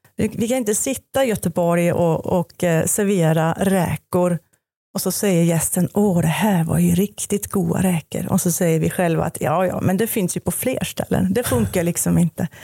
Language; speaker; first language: Swedish; non-native, fluent; German